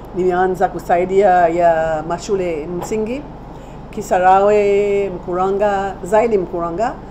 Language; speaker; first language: Swahili; non-native, fluent; Seselwa Creole French